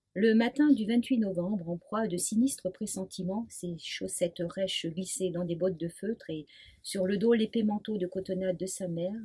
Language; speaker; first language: French; non-native, local second language; Swiss German